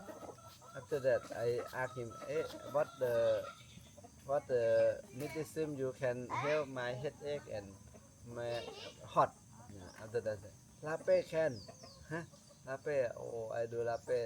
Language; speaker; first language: English; non-native, learner; Thai